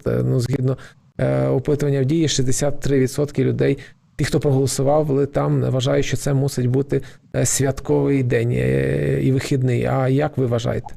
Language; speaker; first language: Ukrainian; native; Ukrainian